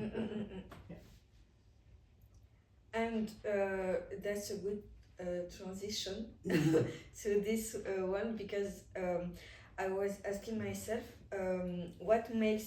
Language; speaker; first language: English; non-native, fluent; French